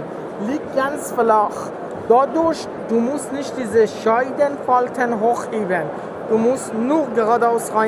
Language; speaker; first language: German; non-native, learner; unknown